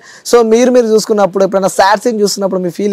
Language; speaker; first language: Telugu; native; Telugu